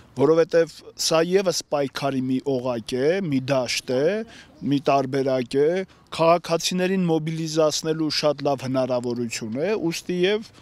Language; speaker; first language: Armenian; native; Armenian